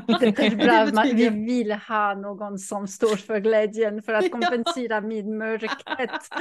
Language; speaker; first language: Swedish; non-native, fluent; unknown